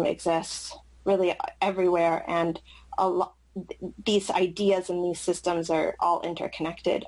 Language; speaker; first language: English; early bilingual, other home language; Arabic